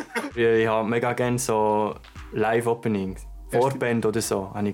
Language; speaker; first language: German; non-native, local second language; French